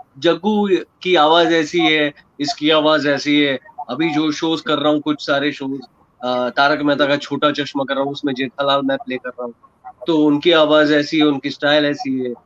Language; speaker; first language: Hindi; non-native, local second language; Gujarati